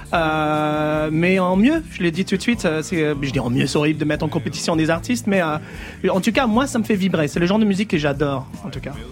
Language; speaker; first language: French; early bilingual, other home language; English